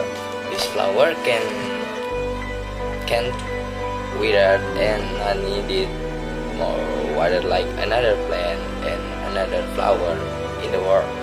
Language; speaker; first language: English; non-native, learner; Indonesian